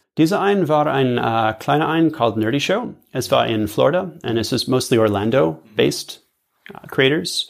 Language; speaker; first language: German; non-native, learner; English